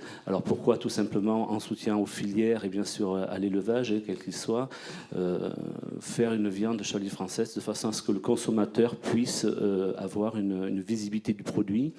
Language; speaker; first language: French; native; French